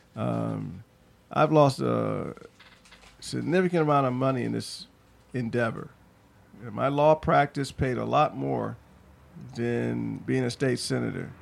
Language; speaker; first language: English; native; English